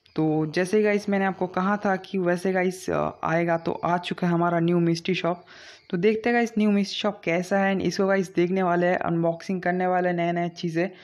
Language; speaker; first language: Hindi; non-native, local second language; Bangla